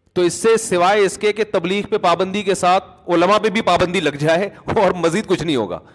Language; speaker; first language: Urdu; native; Urdu